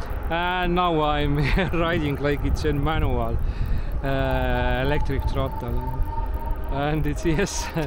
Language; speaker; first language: English; non-native, learner; Estonian